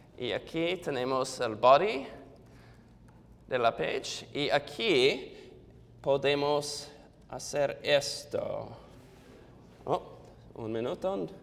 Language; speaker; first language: Spanish; non-native, learner; English